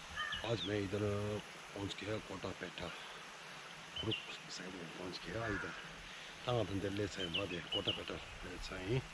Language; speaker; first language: Hindi; non-native, local second language; Tibetan